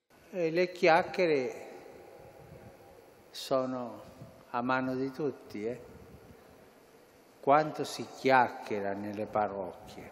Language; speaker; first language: Italian; non-native, fluent; Spanish